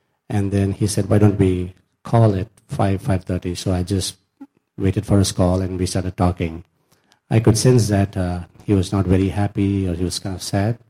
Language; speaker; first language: English; non-native, local second language; Tamil